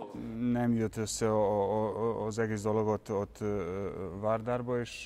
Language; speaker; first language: Hungarian; non-native, fluent; Serbian